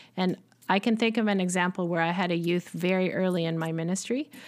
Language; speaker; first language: English; native; English